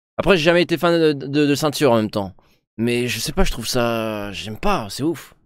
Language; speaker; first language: French; native; French